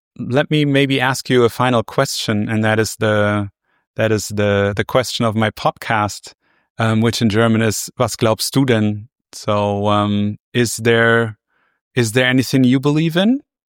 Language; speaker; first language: English; non-native, fluent; German